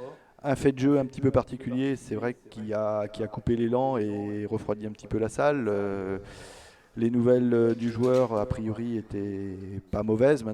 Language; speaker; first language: French; native; French